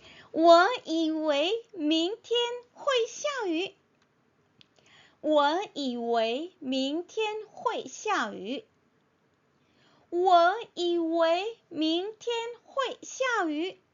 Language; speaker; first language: Chinese; non-native, fluent; Korean